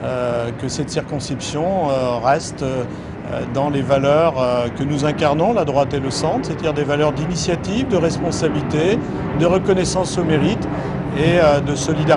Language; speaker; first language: French; native; French